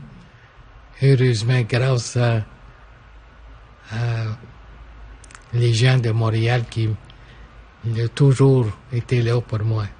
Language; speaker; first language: French; non-native, local second language; English